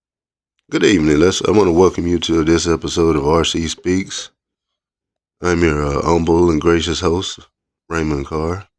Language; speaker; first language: English; native; English